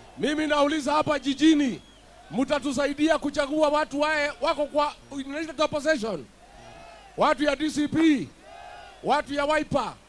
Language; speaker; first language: Swahili; non-native, local second language; Kikuyu